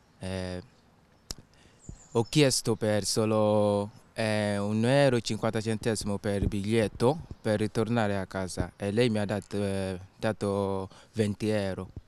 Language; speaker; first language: Italian; non-native, learner; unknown